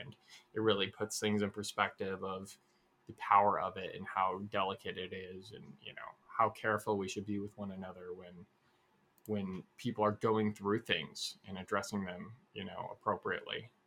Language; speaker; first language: English; native; English